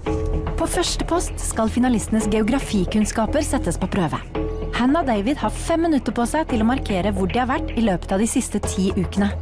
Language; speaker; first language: Norwegian; native; Norwegian